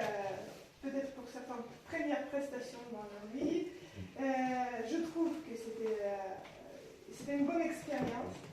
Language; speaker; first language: French; non-native, fluent; Ukrainian